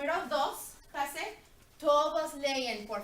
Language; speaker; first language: Spanish; non-native, learner; English